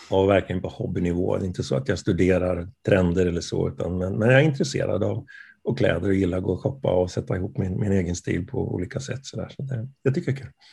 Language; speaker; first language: Swedish; native; Swedish